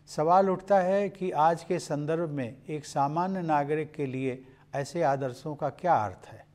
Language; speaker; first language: Hindi; native; Hindi